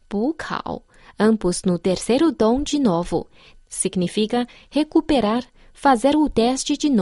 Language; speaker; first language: Portuguese; non-native, fluent; Chinese